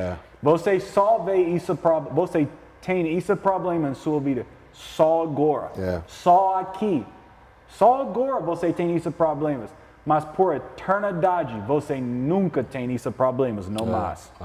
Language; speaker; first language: Portuguese; non-native, learner; English